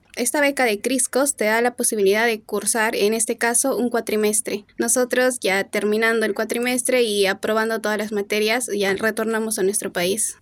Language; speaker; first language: Spanish; native; Spanish